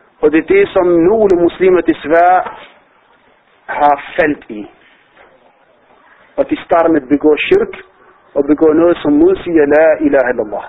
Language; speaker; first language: Danish; non-native, fluent; Arabic